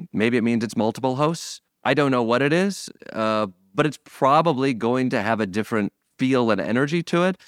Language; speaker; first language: English; native; English